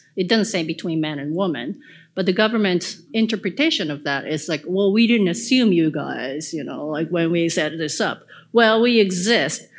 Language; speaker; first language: English; early bilingual, other home language; Korean